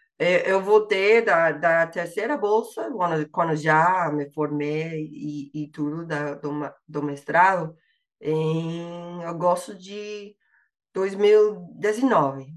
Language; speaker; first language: Portuguese; non-native, fluent; English